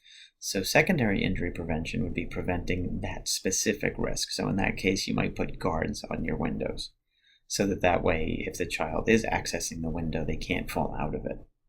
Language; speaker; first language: English; native; English